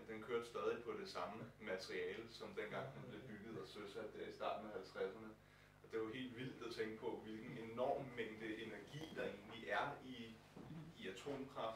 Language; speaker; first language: Danish; native; Danish